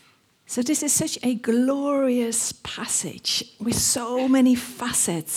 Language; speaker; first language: English; non-native, fluent; Dutch